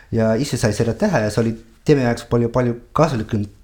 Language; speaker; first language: Estonian; non-native, fluent; Dutch